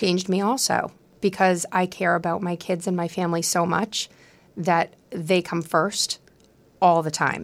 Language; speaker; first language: English; native; English